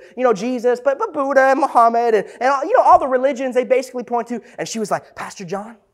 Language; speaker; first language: English; native; English